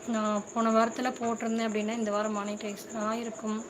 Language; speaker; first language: Tamil; non-native, local second language; Kannada